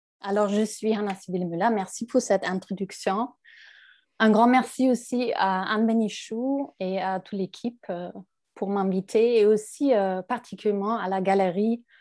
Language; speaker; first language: French; non-native, fluent; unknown